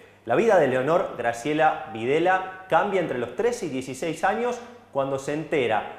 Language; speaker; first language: Spanish; native; Spanish